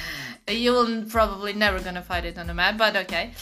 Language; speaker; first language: English; non-native, fluent; Serbian